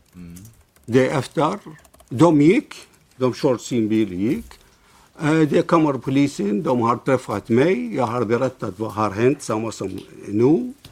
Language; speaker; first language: Swedish; non-native, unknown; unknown